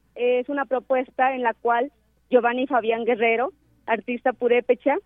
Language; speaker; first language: Spanish; native; Spanish